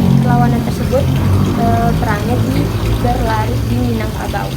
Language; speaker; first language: Indonesian; native; Indonesian